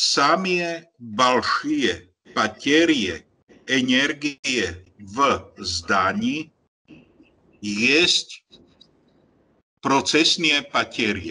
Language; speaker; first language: Russian; non-native, learner; Slovak